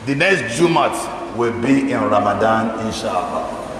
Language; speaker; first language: English; non-native, local second language; Yoruba